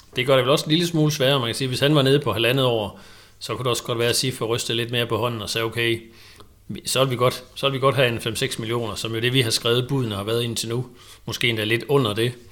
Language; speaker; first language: Danish; native; Danish